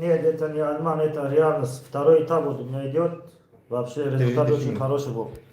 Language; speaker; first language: Russian; non-native, fluent; Tajik